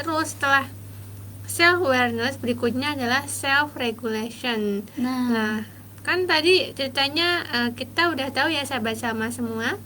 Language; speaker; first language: Indonesian; native; Indonesian